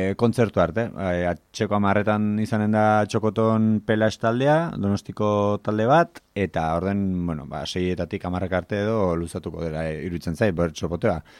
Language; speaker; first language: Basque; native; Basque